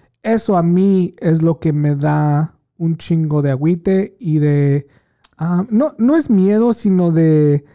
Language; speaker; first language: Spanish; early bilingual, heritage; Spanish